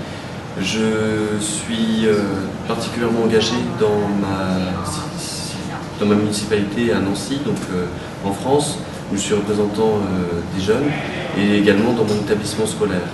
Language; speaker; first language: French; native; French